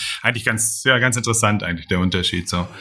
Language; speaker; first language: German; native; German